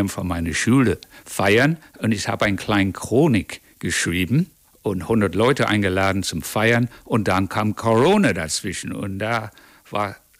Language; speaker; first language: German; non-native, fluent; English